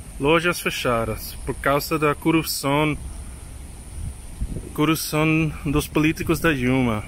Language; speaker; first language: Portuguese; non-native, learner; English